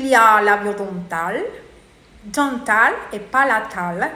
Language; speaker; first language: French; non-native, learner; Spanish